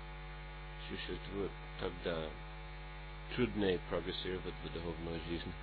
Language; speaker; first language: Russian; non-native, fluent; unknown